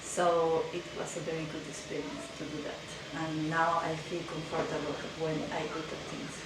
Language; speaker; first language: English; non-native, learner; Spanish